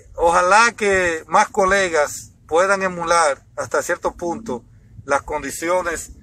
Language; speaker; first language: Spanish; native; Spanish